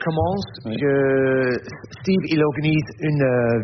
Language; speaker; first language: French; non-native, learner; English